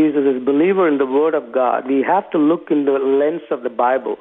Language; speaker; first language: English; non-native, local second language; Tamil